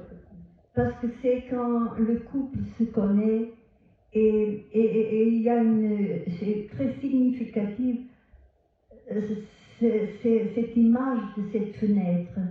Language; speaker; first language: French; non-native, fluent; Portuguese